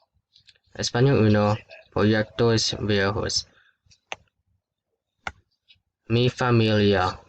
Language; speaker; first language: Spanish; non-native, learner; English